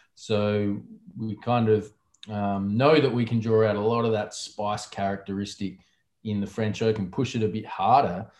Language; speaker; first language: English; native; English